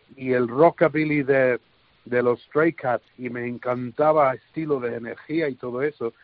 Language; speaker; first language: Spanish; early bilingual, heritage; English